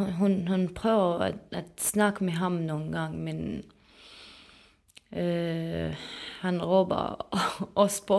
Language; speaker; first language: Danish; non-native, fluent; Arabic